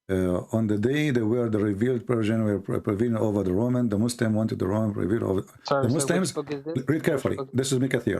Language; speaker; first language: English; non-native, fluent; Arabic